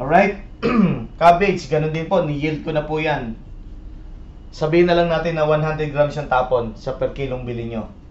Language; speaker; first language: Filipino; non-native, local second language; Cebuano